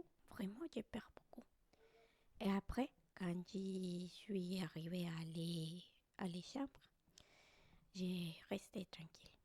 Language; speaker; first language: French; non-native, learner; Spanish